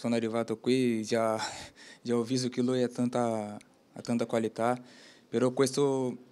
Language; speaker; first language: Italian; non-native, learner; Portuguese